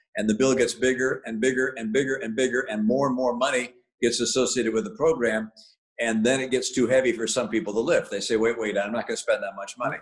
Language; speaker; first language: English; native; English